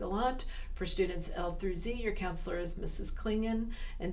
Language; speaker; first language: English; native; English